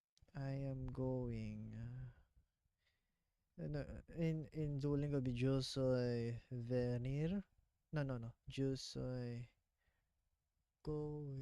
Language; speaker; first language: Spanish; non-native, learner; English